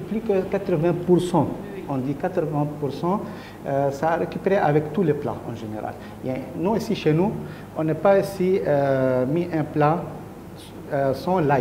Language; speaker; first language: French; non-native, learner; Arabic